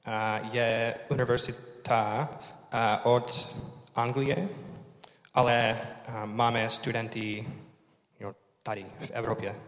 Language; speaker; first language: Czech; non-native, learner; English